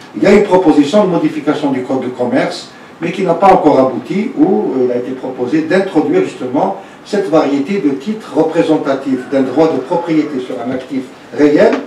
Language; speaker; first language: French; non-native, local second language; Arabic